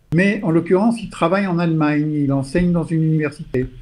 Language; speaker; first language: French; non-native, fluent; English